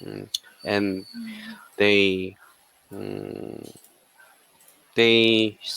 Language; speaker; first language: English; non-native, learner; Korean